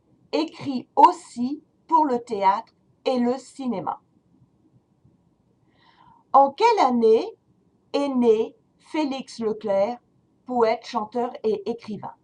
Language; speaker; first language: French; non-native, fluent; English